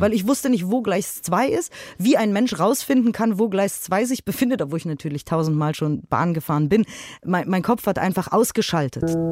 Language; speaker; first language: German; native; German